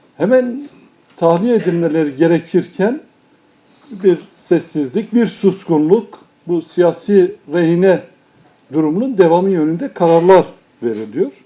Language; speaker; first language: Turkish; non-native, local second language; Kurdish